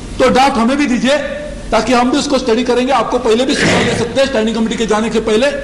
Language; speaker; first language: Hindi; non-native, local second language; Marathi